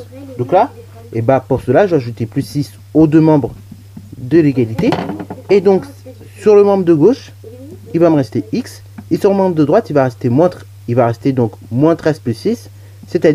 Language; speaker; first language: French; native; French